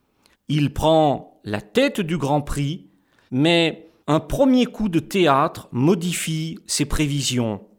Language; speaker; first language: French; native; French